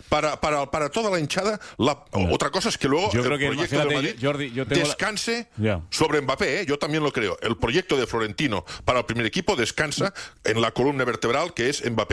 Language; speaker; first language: Spanish; native; Spanish